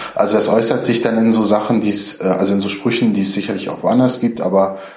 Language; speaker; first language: German; native; German